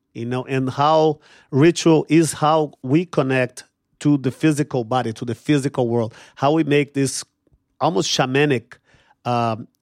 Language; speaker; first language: English; non-native, fluent; Portuguese